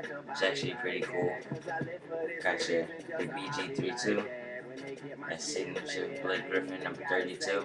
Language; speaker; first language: English; native; English